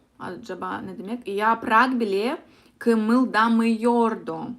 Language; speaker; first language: Turkish; non-native, learner; Russian